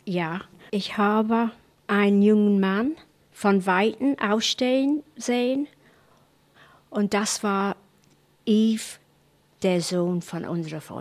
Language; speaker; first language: German; non-native, fluent; English